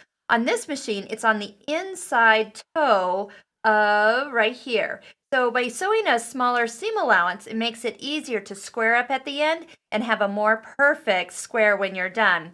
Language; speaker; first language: English; native; English